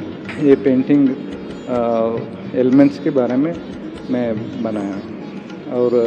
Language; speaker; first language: Hindi; non-native, local second language; Kannada